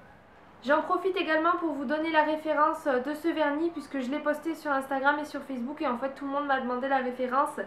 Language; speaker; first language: French; native; French